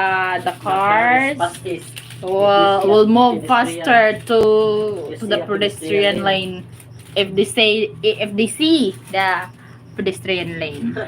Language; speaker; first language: English; non-native, local second language; Cebuano